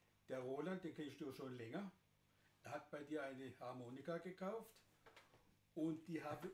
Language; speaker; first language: German; native; German